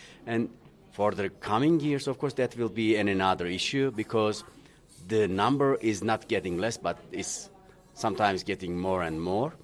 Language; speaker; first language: English; non-native, fluent; Turkish